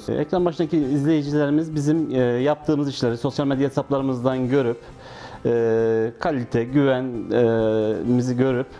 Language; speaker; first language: Turkish; native; Turkish